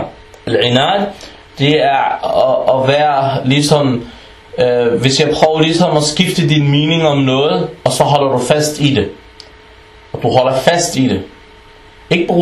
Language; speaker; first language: Danish; early bilingual, other home language; Arabic